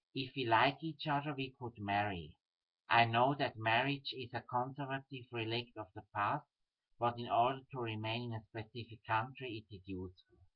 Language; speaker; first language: English; non-native, fluent; Swiss German